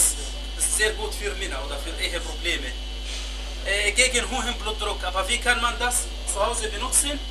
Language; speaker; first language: German; non-native, fluent; Arabic